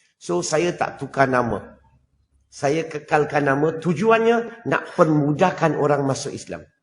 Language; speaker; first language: Malay; non-native, local second language; Chinese